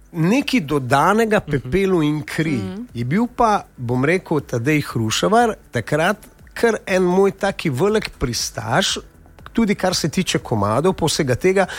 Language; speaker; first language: Slovenian; native; Slovenian